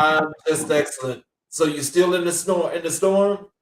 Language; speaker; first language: English; native; English